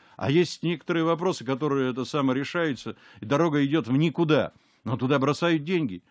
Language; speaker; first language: Russian; native; Russian